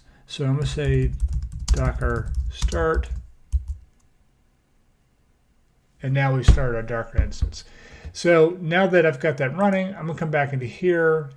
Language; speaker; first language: English; native; English